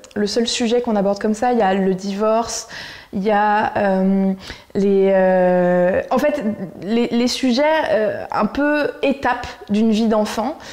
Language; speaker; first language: French; native; French